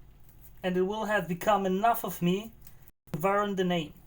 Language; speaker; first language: English; non-native, fluent; German